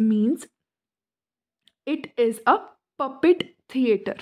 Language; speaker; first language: English; non-native, local second language; Hindi